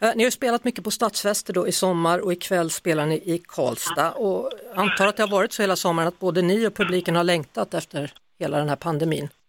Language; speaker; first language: Swedish; native; Swedish